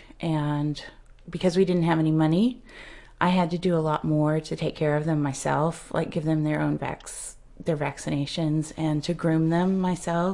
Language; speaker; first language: English; native; English